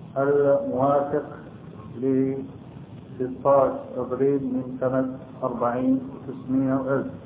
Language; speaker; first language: Arabic; native; Arabic